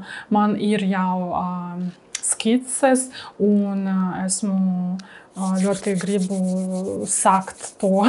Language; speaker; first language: Latvian; non-native, learner; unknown